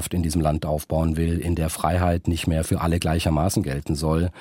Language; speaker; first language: German; native; German